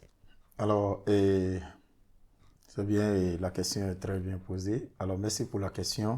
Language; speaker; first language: French; non-native, fluent; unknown